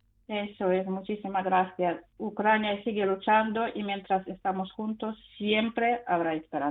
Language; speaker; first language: Spanish; non-native, fluent; Ukrainian